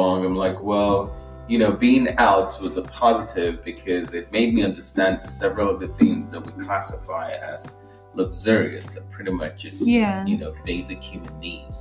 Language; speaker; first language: English; non-native, local second language; Igbo